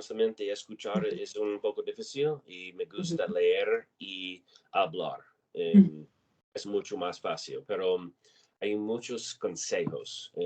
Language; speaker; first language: Spanish; non-native, learner; English